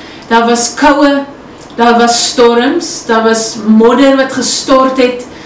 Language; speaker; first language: English; non-native, local second language; Afrikaans